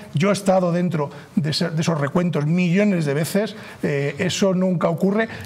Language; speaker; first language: Spanish; native; Spanish